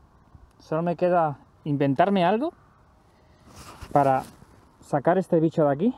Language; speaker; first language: Spanish; native; Spanish